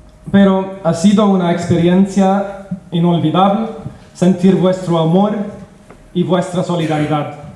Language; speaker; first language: Spanish; non-native, learner; Arabic